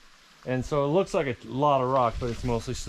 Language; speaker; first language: English; native; English